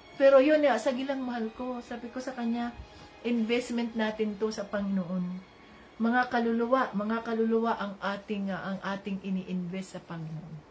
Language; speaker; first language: Filipino; native; Filipino